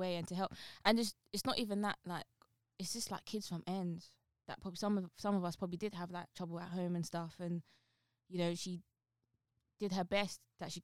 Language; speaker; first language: English; native; English